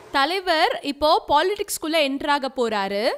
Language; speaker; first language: Tamil; native; Tamil